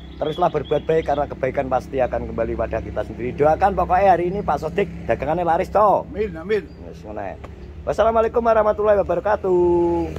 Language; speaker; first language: Indonesian; non-native, local second language; Javanese